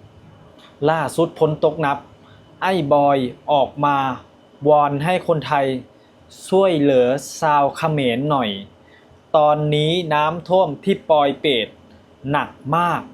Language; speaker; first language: Thai; non-native, local second language; Lao